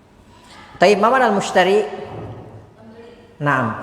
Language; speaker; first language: Arabic; non-native, fluent; Indonesian